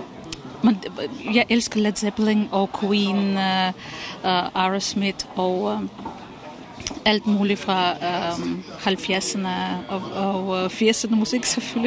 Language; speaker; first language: Danish; non-native, fluent; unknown